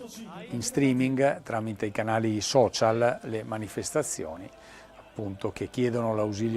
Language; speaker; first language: Italian; native; Italian